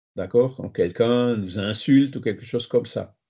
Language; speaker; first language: French; native; French